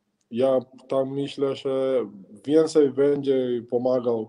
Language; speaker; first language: Polish; non-native, learner; Spanish